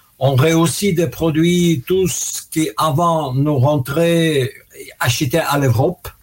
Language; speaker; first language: French; non-native, fluent; Russian